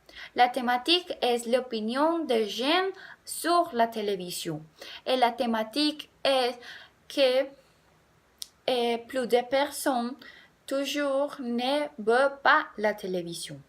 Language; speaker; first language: French; non-native, learner; Spanish